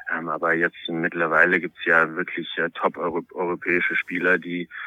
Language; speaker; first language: German; non-native, fluent; Polish